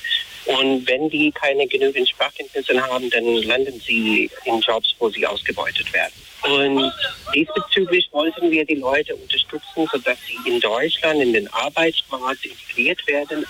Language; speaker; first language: German; non-native, fluent; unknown